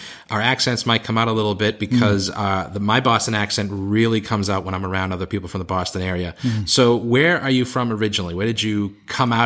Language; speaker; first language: English; native; English